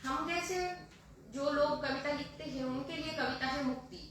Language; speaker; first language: Hindi; non-native, local second language; Bangla